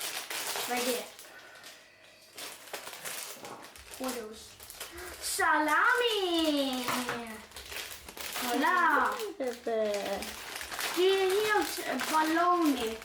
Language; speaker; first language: Swedish; early bilingual, other home language; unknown